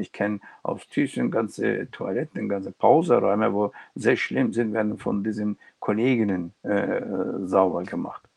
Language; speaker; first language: German; non-native, local second language; Turkish